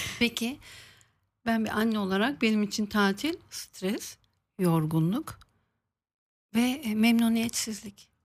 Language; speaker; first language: Turkish; native; Turkish